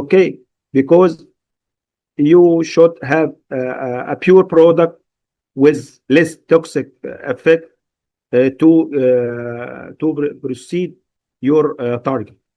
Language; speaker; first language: English; non-native, fluent; Arabic